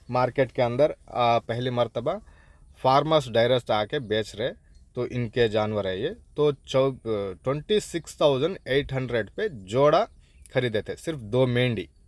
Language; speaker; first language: Hindi; non-native, local second language; Urdu